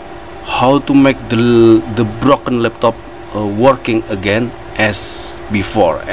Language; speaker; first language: English; non-native, learner; Indonesian